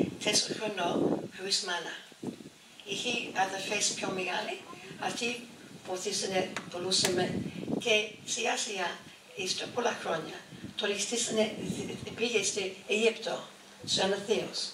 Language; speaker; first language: Greek; early bilingual, heritage; English